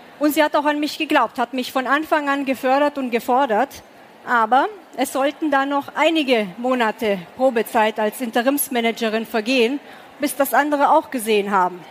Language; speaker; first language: German; early bilingual, other home language; Romanian